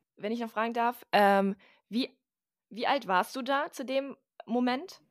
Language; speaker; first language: German; native; German